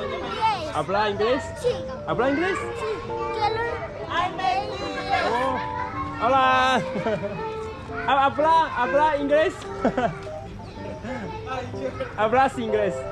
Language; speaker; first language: Spanish; non-native, learner; Chinese